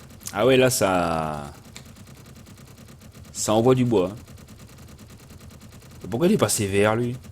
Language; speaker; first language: French; native; French